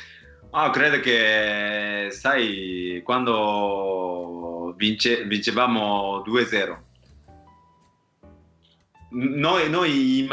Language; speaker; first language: Italian; non-native, fluent; Japanese